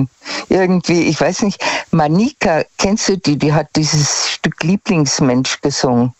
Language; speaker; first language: German; native; German